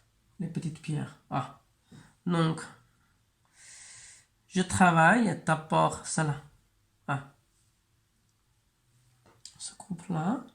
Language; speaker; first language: French; non-native, learner; Chinese